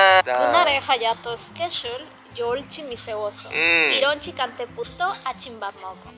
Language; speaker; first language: Korean; non-native, learner; Spanish